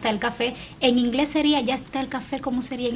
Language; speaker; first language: Spanish; native; Spanish